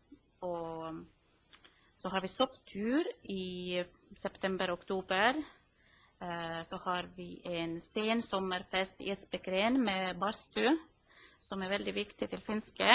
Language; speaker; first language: Norwegian; non-native, fluent; Finnish